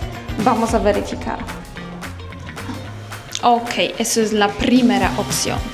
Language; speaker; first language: Spanish; non-native, fluent; Polish